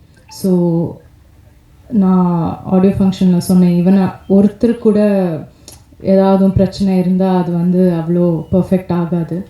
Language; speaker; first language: Tamil; non-native, local second language; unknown